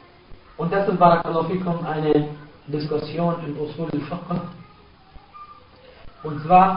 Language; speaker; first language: German; non-native, fluent; Arabic